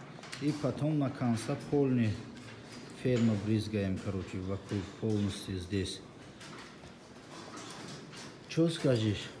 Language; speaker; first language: Russian; non-native, learner; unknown